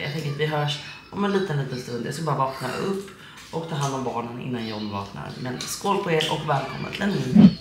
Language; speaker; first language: Swedish; native; Swedish